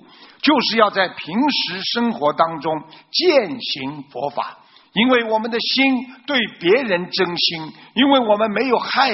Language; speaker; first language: Chinese; native; Chinese